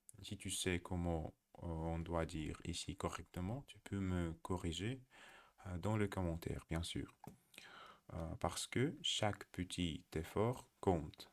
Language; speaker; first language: French; non-native, learner; Russian